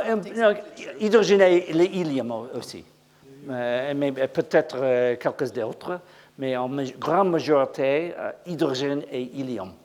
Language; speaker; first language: French; non-native, learner; English